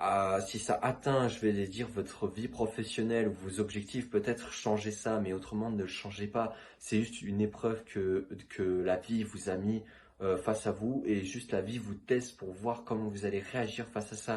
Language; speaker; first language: French; native; French